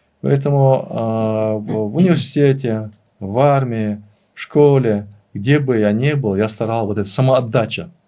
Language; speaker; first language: Russian; non-native, local second language; Chechen